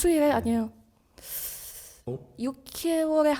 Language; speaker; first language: Korean; non-native, learner; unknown